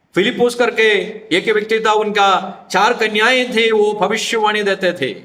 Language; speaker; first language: Hindi; non-native, local second language; Malayalam